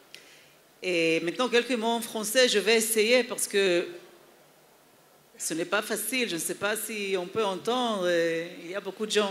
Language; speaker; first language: French; non-native, fluent; Hebrew